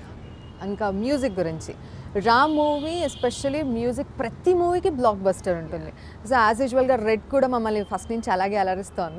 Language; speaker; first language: Telugu; native; Telugu